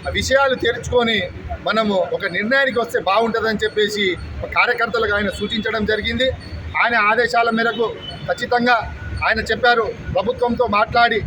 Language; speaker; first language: Telugu; non-native, local second language; Lambadi